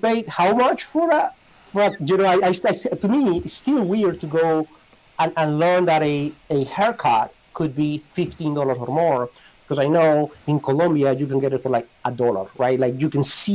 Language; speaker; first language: English; non-native, fluent; Spanish